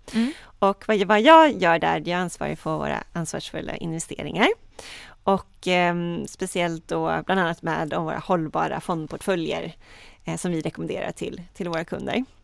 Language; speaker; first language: Swedish; native; Swedish